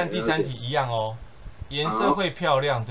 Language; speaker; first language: Chinese; native; Chinese